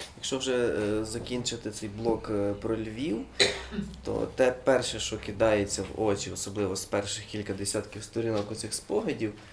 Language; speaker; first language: Ukrainian; native; Ukrainian